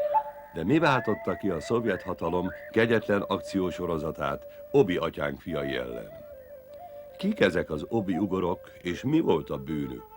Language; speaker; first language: Hungarian; native; Hungarian